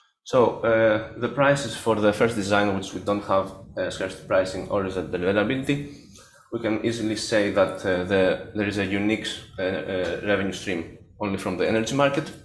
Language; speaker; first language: English; non-native, fluent; Greek